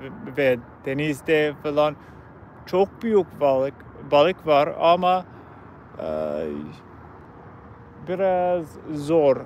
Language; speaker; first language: Turkish; non-native, learner; English